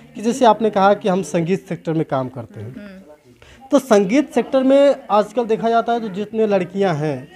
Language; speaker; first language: Hindi; native; Hindi